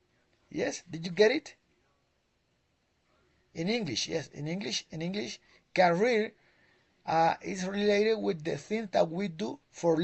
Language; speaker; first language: English; non-native, learner; Spanish